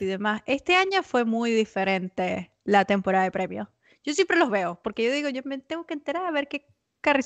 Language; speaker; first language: Spanish; native; Spanish